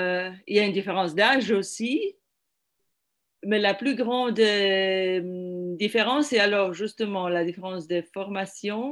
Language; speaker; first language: French; non-native, fluent; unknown